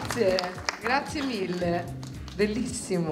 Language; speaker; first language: Italian; native; Italian